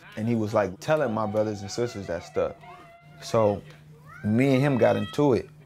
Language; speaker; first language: English; native; English